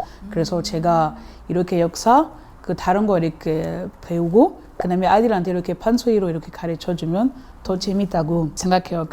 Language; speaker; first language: Korean; non-native, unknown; French